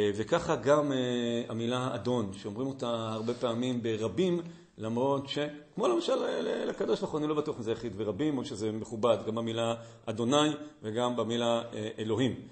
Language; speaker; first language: Hebrew; native; Hebrew